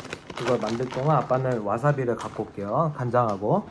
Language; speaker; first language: Korean; native; Korean